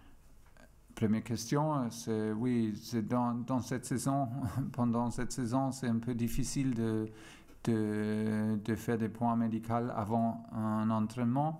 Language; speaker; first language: French; non-native, fluent; German